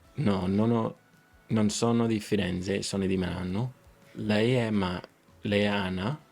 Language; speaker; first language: Italian; non-native, learner; English